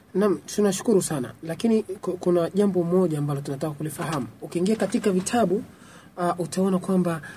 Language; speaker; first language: Swahili; native; Swahili